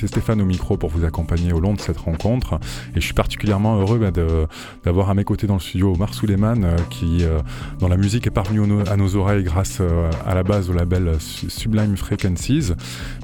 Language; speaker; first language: French; native; French